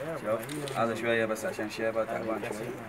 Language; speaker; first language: Arabic; non-native, learner; Urdu